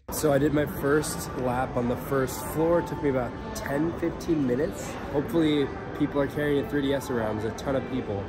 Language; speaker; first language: English; native; English